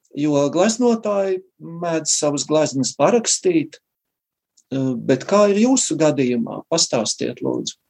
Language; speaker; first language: Latvian; native; Latvian